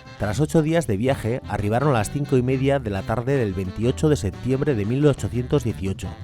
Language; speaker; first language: Spanish; native; Spanish